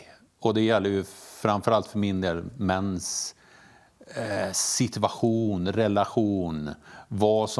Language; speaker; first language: Swedish; native; Swedish